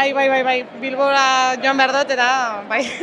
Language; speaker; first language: Basque; non-native, learner; Spanish